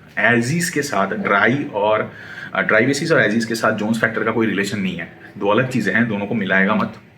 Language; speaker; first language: Hindi; non-native, local second language; Bangla